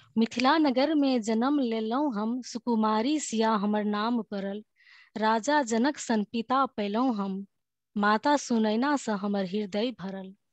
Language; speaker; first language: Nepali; native; Nepali